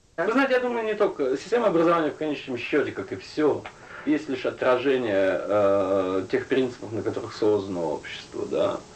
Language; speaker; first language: Russian; native; Russian